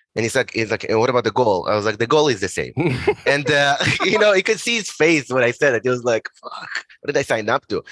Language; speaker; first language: English; non-native, fluent; Hebrew